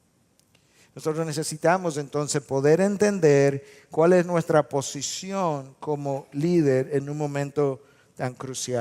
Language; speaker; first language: Spanish; native; Spanish